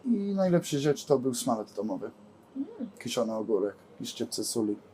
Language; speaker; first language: Polish; non-native, learner; English